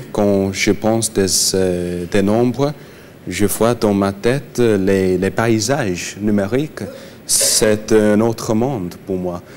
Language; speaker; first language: French; non-native, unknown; English